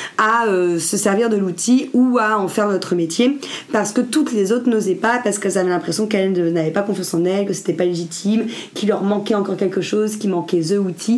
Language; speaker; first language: French; native; French